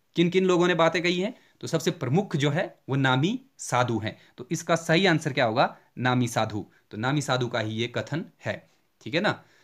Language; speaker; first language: Hindi; native; Hindi